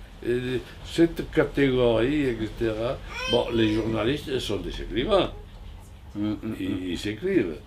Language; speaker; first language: French; non-native, fluent; Spanish